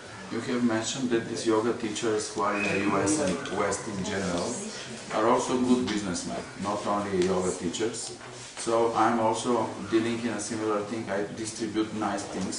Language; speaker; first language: English; non-native, fluent; Bulgarian